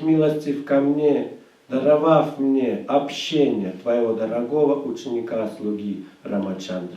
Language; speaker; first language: Russian; native; Russian